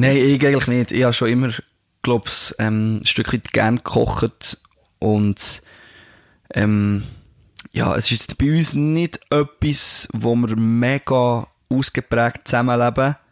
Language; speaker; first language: German; native; German